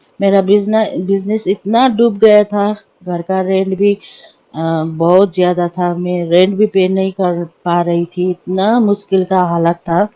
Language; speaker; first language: Hindi; non-native, local second language; Nepali